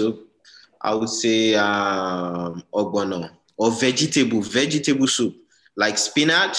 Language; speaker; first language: English; non-native, local second language; Yoruba